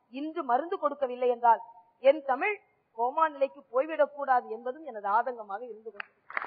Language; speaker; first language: Tamil; native; Tamil